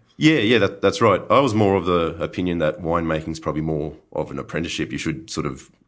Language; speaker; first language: English; native; English